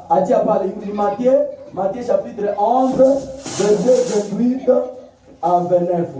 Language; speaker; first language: French; non-native, local second language; Swahili